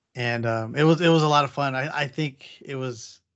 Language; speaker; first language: English; native; English